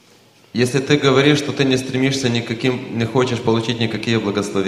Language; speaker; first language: Russian; native; Russian